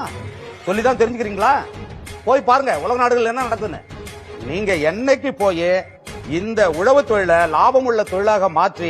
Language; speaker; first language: Tamil; native; Tamil